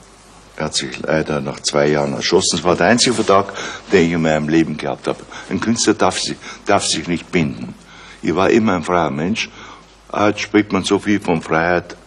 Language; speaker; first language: German; native; German